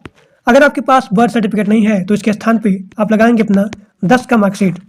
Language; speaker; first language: Hindi; native; Hindi